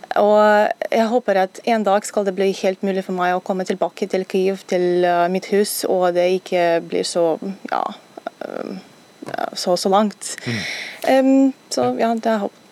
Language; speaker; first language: Norwegian; non-native, fluent; Ukrainian